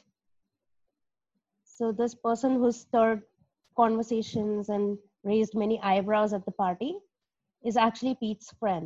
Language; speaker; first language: English; non-native, local second language; Hindi